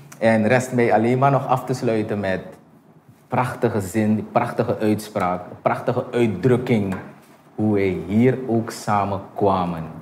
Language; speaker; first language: Dutch; native; Dutch